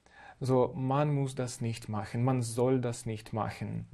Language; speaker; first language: German; non-native, fluent; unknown